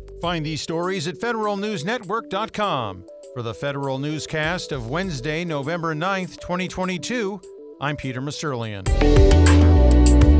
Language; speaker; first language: English; native; English